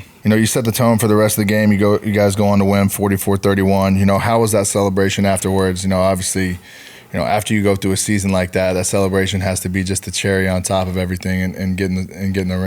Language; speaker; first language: English; native; English